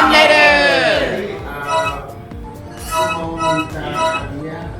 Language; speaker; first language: Indonesian; non-native, fluent; Japanese